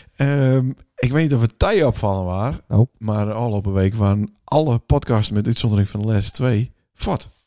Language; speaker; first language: Dutch; native; Dutch